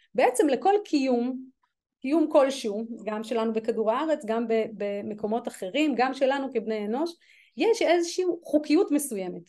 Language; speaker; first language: Hebrew; native; Hebrew